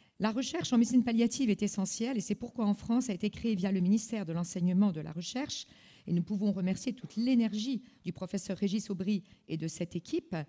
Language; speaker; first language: French; native; French